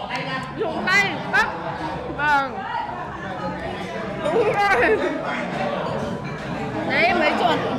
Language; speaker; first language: Vietnamese; non-native, fluent; Lao